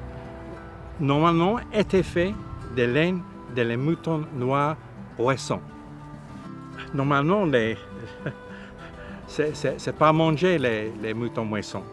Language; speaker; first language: French; non-native, learner; English